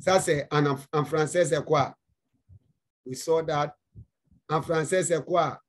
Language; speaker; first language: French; non-native, fluent; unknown